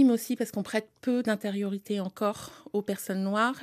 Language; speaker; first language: French; native; French